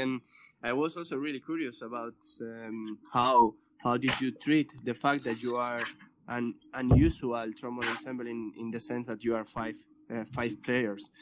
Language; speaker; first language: English; non-native, fluent; Spanish